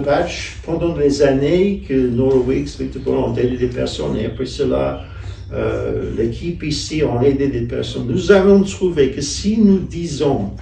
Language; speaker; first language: French; non-native, fluent; English